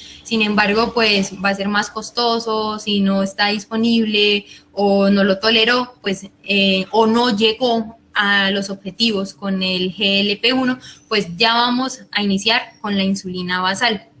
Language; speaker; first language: Spanish; native; Spanish